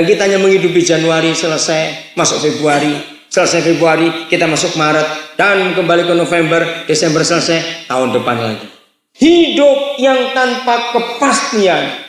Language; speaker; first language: Indonesian; native; Indonesian